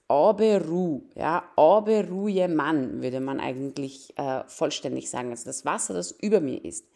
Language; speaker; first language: German; early bilingual, other home language; Persian